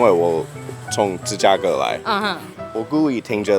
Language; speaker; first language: Chinese; non-native, learner; English